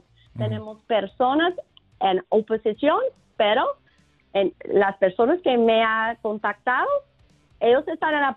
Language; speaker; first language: Spanish; non-native, fluent; English